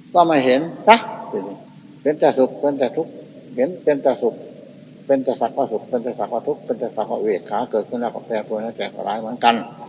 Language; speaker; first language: Thai; native; Thai